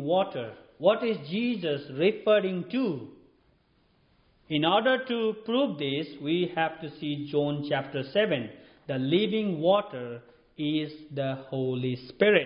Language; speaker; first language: English; non-native, local second language; Nepali